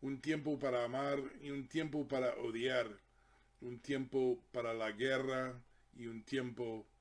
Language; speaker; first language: Spanish; non-native, fluent; English